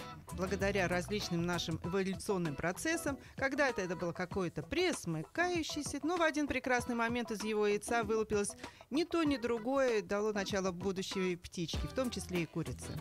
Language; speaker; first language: Russian; native; Russian